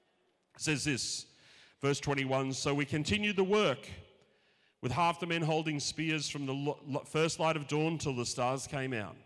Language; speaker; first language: English; native; English